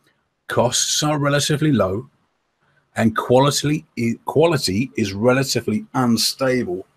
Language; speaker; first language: English; native; English